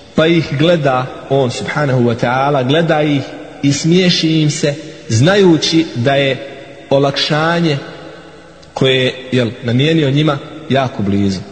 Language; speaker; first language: Bosnian; non-native, fluent; Arabic